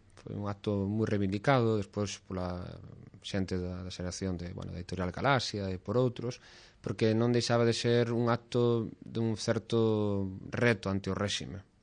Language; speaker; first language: Galician; native; Galician